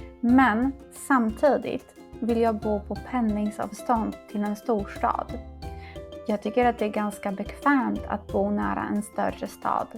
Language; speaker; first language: Swedish; non-native, fluent; Polish